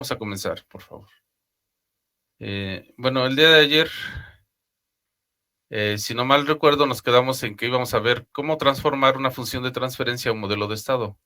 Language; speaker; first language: Spanish; native; Spanish